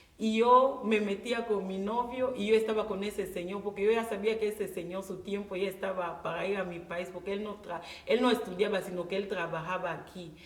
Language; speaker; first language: Spanish; non-native, local second language; Fang